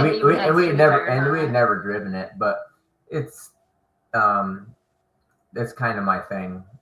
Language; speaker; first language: English; native; English